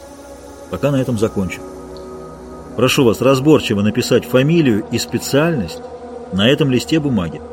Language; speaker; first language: Russian; native; Russian